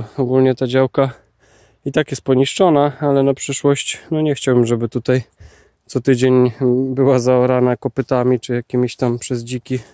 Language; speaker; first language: Polish; native; Polish